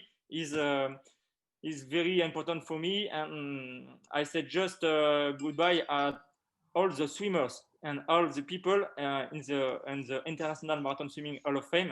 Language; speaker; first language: English; non-native, learner; French